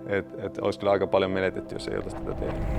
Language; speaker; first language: Finnish; native; Finnish